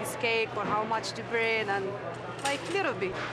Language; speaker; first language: English; native; English